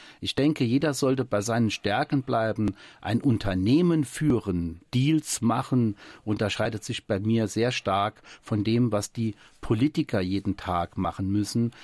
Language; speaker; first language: German; early bilingual, other home language; Italian